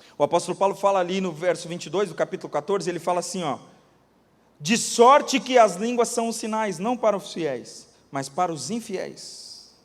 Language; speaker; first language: Portuguese; native; Portuguese